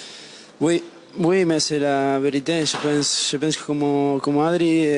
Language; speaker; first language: French; non-native, learner; Spanish